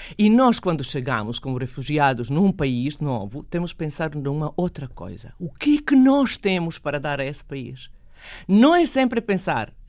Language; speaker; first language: Portuguese; non-native, fluent; Bosnian